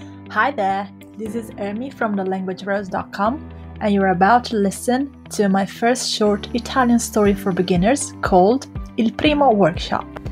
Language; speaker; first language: English; non-native, fluent; Italian